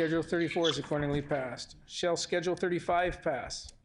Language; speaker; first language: English; native; English